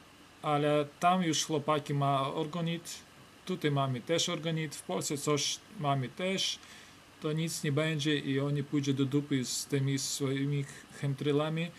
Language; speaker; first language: Polish; non-native, learner; Lithuanian